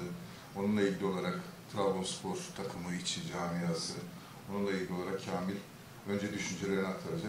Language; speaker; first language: Turkish; native; Turkish